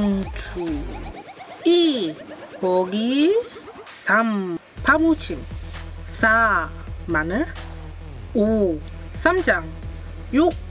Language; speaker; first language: Korean; non-native, learner; English